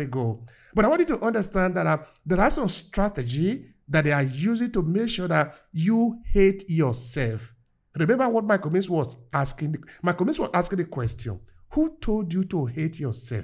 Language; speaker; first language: English; non-native, local second language; Esan